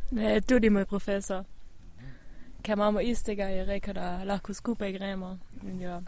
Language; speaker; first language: Slovenian; non-native, fluent; German